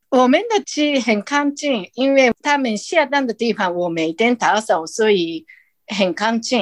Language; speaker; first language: Chinese; non-native, fluent; Japanese